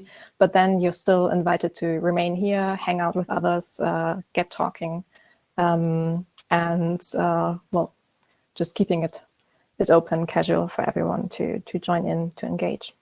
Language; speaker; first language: English; non-native, fluent; German